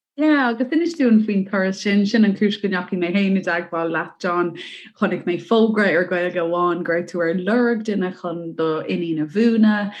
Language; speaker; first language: Irish; non-native, local second language; English